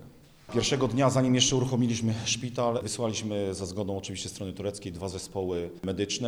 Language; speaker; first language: Polish; native; Polish